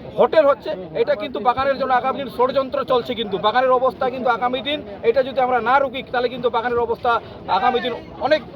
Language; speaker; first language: Bangla; non-native, local second language; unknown